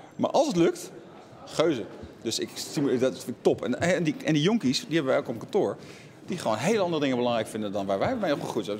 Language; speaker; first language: Dutch; native; Dutch